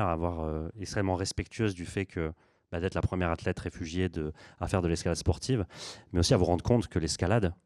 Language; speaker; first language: French; native; French